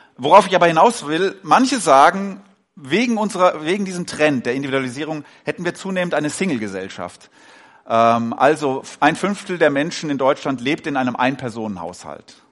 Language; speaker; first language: German; native; German